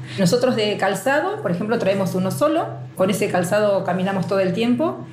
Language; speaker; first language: Spanish; native; Spanish